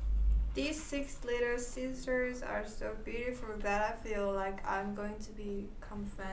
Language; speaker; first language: English; non-native, learner; Korean